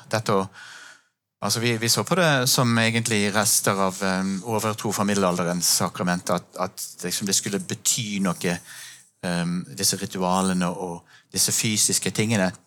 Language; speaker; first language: Norwegian; non-native, fluent; English